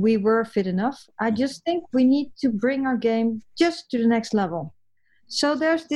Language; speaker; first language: English; non-native, fluent; Dutch